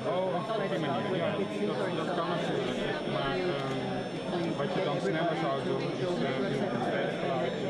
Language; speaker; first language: Dutch; native; Dutch